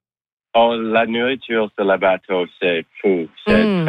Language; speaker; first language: French; non-native, learner; English